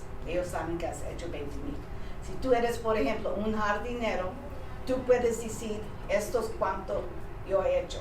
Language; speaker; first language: Spanish; early bilingual, heritage; Spanish